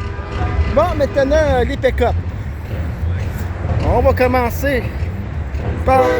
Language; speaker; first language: French; native; French